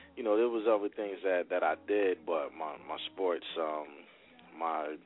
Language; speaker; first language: English; native; English